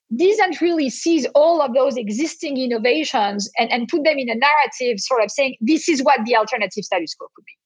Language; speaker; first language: English; non-native, fluent; French